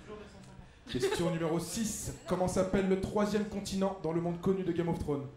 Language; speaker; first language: French; native; French